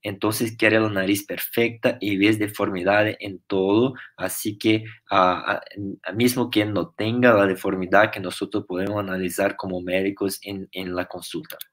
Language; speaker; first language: Spanish; non-native, fluent; Portuguese